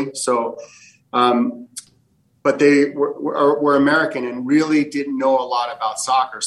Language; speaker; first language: English; early bilingual, other home language; Portuguese